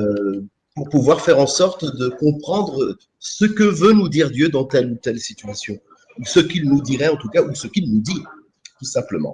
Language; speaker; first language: French; native; French